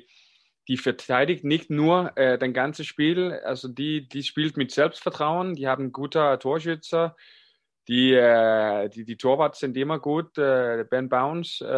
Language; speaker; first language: German; non-native, fluent; Danish